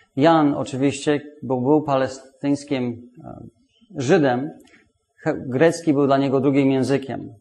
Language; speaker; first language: Polish; non-native, fluent; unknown